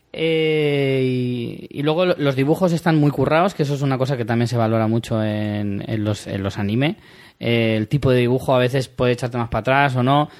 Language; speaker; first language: Spanish; native; Spanish